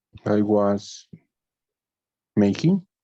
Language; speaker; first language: English; non-native, learner; Spanish